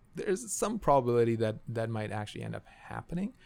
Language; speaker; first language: English; non-native, local second language; Urdu